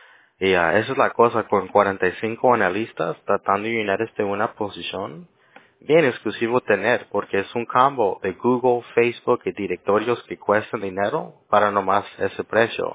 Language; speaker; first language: Spanish; early bilingual, heritage; Spanish